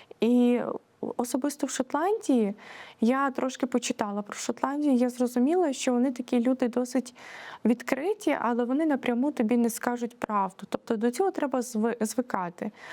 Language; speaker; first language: Ukrainian; native; Ukrainian